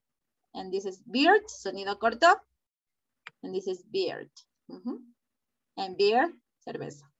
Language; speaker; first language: English; non-native, fluent; Spanish